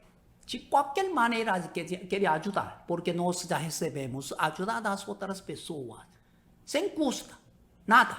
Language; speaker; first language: Portuguese; non-native, learner; Korean